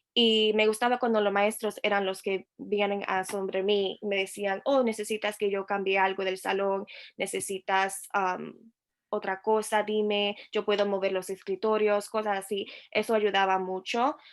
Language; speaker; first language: Spanish; early bilingual, heritage; Spanish